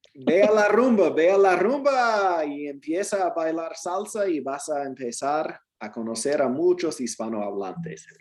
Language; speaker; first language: Spanish; non-native, fluent; English